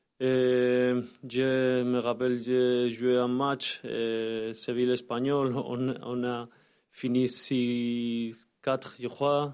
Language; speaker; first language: French; non-native, learner; Spanish